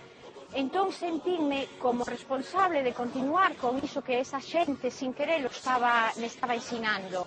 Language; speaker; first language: Galician; non-native, local second language; Spanish